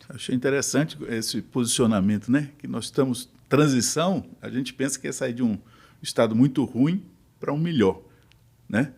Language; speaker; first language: Portuguese; native; Portuguese